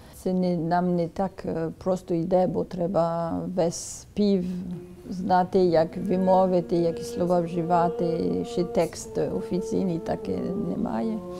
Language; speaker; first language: Ukrainian; non-native, fluent; French